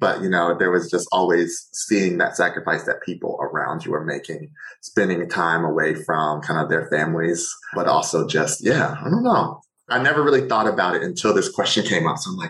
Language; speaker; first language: English; native; English